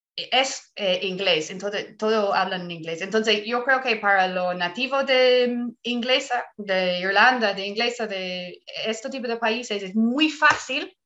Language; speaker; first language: Spanish; non-native, fluent; English